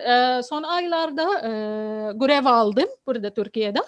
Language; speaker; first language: Turkish; non-native, fluent; Arabic